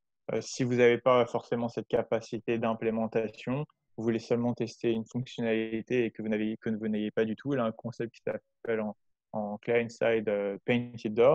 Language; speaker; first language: French; native; French